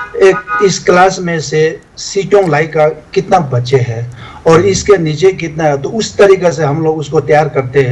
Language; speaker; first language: Hindi; non-native, local second language; Tibetan